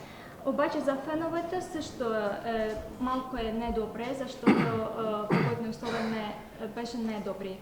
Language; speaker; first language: Bulgarian; non-native, learner; Azerbaijani